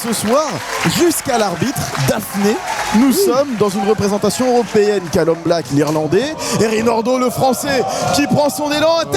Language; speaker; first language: French; native; French